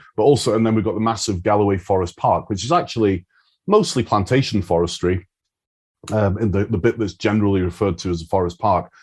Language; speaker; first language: English; native; English